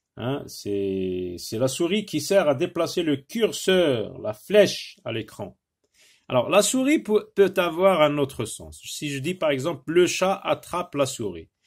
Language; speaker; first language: French; non-native, local second language; Arabic